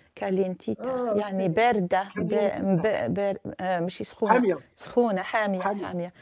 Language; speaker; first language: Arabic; non-native, fluent; English